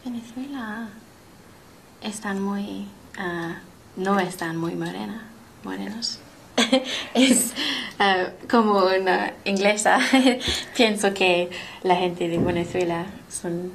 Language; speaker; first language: Spanish; non-native, learner; English